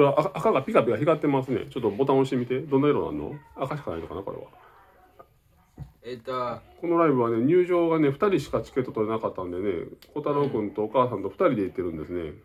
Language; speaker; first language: Japanese; native; Japanese